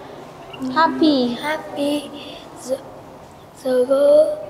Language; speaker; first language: English; non-native, learner; Vietnamese